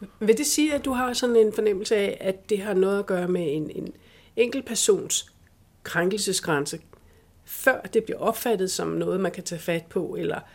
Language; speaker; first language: Danish; native; Danish